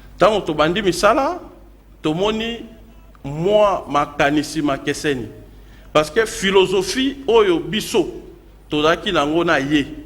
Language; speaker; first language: Lingala; native; Lingala